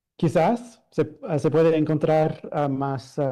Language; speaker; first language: Spanish; non-native, fluent; English